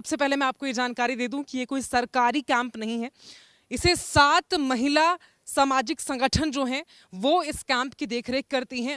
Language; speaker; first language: Hindi; native; Hindi